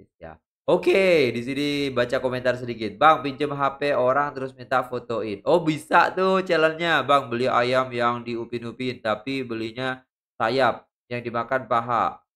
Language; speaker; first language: Indonesian; native; Indonesian